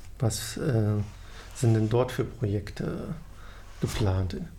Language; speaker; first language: German; native; German